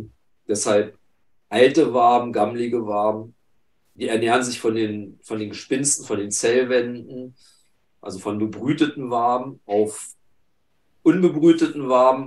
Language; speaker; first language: German; native; German